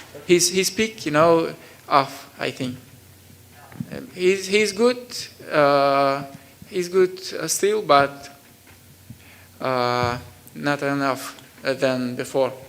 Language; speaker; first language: English; non-native, learner; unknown